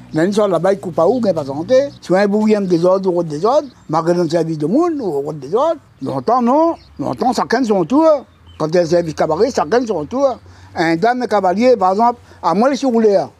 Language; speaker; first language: French; non-native, local second language; Réunion Creole French